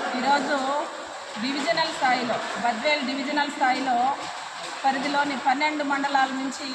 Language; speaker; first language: Telugu; native; Telugu